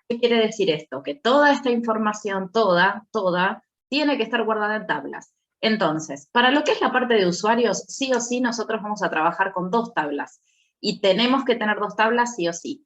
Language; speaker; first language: Spanish; native; Spanish